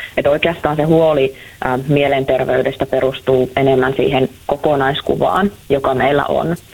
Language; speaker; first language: Finnish; native; Finnish